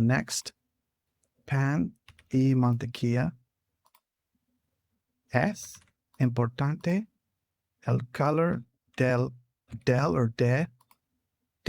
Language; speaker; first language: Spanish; non-native, learner; English